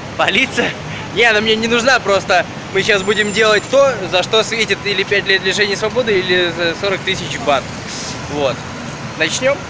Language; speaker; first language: Russian; native; Russian